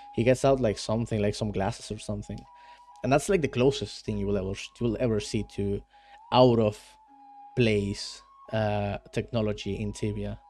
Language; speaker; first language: English; non-native, fluent; Spanish